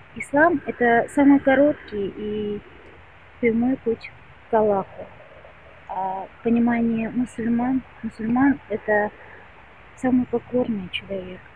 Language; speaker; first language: Russian; non-native, local second language; Kazakh